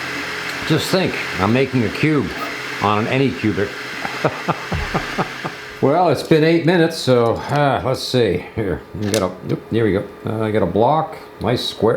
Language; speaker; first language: English; native; English